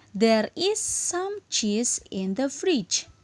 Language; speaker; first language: English; non-native, fluent; Indonesian